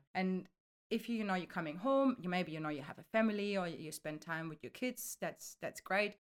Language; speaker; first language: English; non-native, fluent; German